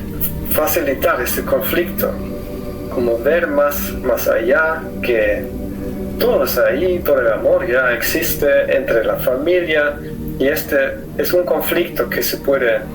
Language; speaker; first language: Spanish; non-native, fluent; German